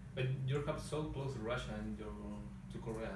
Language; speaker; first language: English; non-native, learner; Spanish